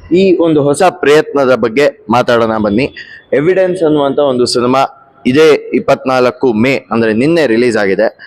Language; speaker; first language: Kannada; native; Kannada